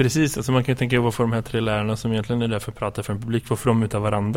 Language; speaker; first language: Swedish; native; Swedish